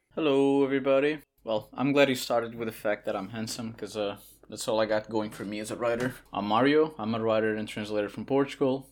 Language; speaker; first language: English; non-native, fluent; Portuguese